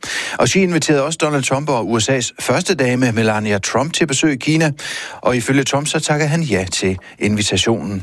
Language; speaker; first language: Danish; native; Danish